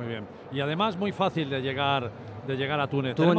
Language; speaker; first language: Spanish; native; Spanish